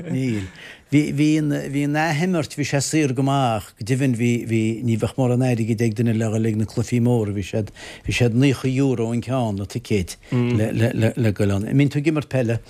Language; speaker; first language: Irish; native; Irish